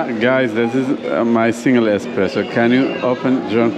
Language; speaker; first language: English; non-native, learner; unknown